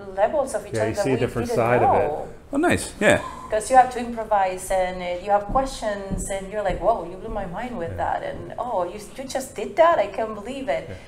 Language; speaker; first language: English; non-native, fluent; Spanish